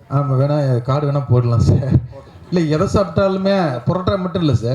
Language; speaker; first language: Tamil; native; Tamil